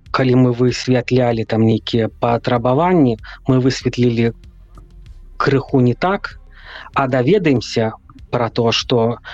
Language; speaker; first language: Belarusian; non-native, local second language; Russian